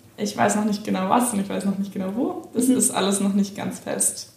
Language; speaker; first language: German; native; German